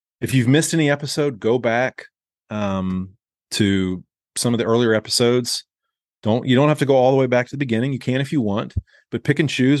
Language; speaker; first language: English; native; English